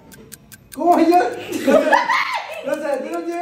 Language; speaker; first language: Spanish; native; Spanish